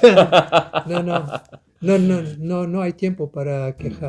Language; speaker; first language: Spanish; non-native, learner; German